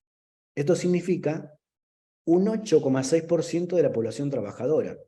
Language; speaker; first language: Spanish; native; Spanish